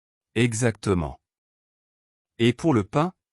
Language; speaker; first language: French; non-native, local second language; Arabic